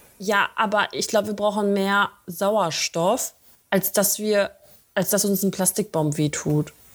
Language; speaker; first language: German; early bilingual, other home language; Russian